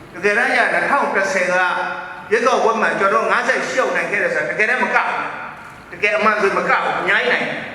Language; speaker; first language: Burmese; non-native, local second language; Shan